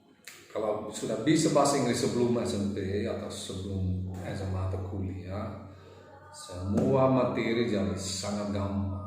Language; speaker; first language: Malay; non-native, fluent; English